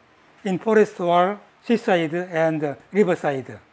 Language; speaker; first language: English; non-native, learner; Korean